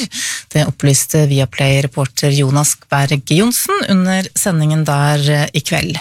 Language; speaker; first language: Norwegian; native; Norwegian